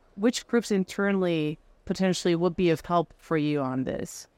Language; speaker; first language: English; non-native, fluent; Dutch